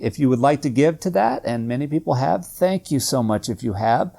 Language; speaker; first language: English; native; English